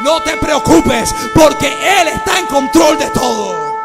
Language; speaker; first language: Spanish; native; Spanish